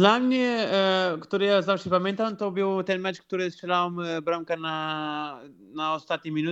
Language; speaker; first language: Polish; non-native, fluent; Portuguese